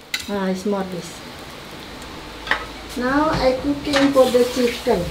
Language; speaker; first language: English; non-native, learner; Indonesian